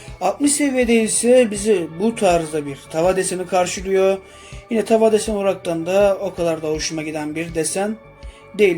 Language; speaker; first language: Turkish; native; Turkish